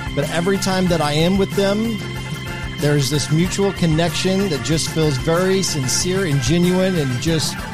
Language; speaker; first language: English; native; English